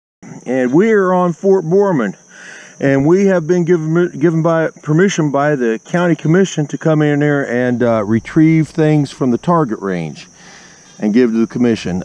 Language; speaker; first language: English; native; English